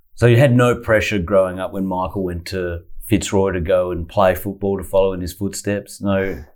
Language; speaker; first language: English; native; English